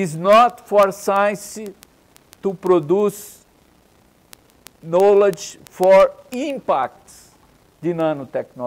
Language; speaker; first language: English; non-native, learner; Portuguese